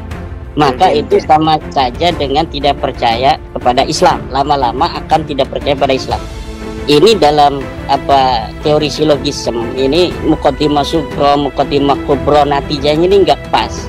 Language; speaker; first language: Indonesian; native; Indonesian